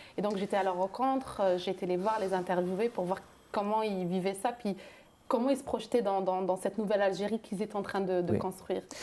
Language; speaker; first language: French; non-native, local second language; Arabic